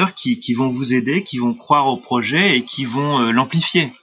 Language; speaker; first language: French; native; French